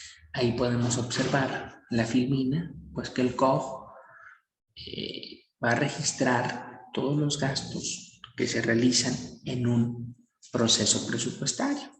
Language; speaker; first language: Spanish; native; Spanish